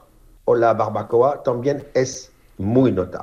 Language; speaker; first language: Spanish; non-native, learner; French